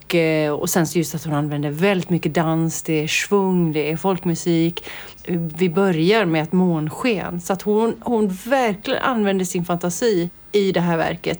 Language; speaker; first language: Swedish; native; Swedish